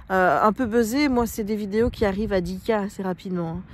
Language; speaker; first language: French; native; French